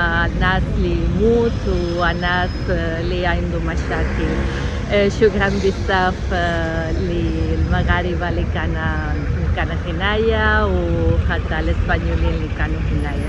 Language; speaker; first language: Arabic; non-native, learner; Spanish